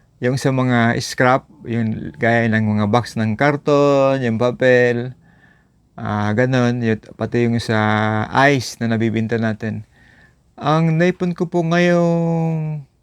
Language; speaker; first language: Filipino; non-native, local second language; Bikol